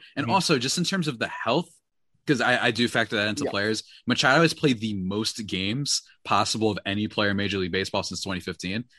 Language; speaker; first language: English; native; English